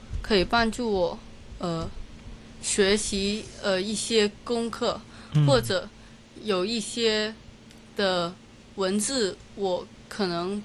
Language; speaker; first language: Chinese; non-native, local second language; Cantonese